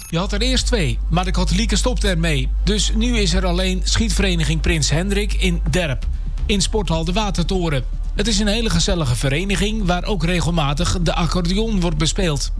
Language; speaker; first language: Dutch; native; Dutch